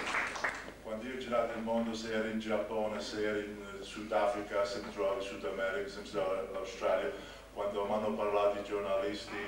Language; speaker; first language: Italian; non-native, local second language; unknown